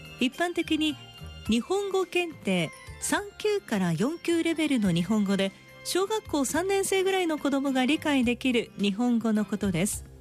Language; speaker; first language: Japanese; native; Japanese